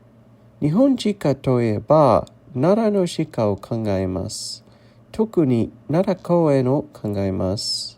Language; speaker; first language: Japanese; non-native, learner; English